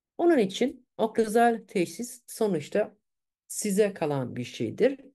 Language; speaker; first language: Turkish; early bilingual, heritage; Turkish